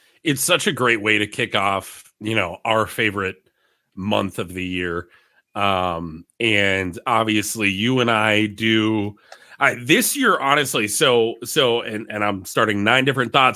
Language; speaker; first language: English; native; English